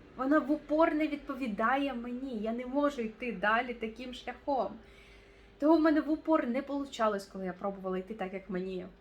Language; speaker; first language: Ukrainian; non-native, local second language; Russian